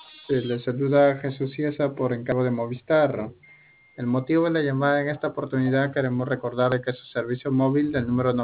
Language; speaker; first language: Spanish; native; Spanish